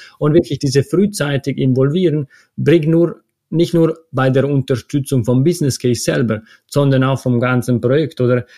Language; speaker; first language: German; non-native, local second language; Italian